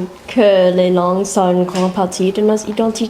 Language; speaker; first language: French; non-native, local second language; Chinese